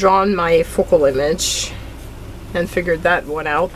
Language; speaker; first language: English; native; English